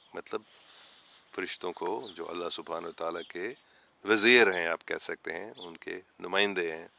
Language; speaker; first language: Hindi; non-native, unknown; English